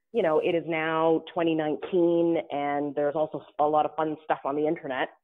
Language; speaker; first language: English; native; English